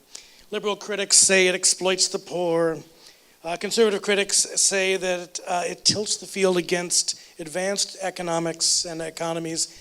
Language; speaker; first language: English; native; English